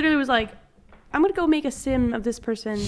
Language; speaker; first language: English; native; English